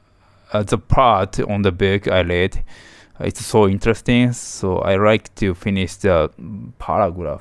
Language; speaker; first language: English; non-native, learner; Japanese